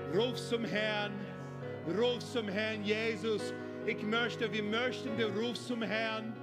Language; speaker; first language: German; non-native, learner; English